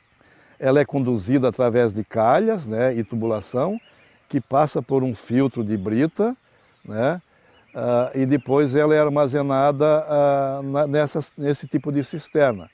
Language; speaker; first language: Portuguese; native; Portuguese